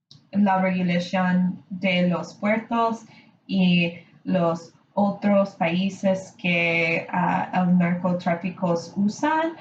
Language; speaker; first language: Spanish; non-native, learner; English